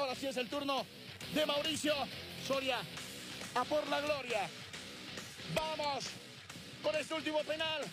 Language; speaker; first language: Spanish; native; Spanish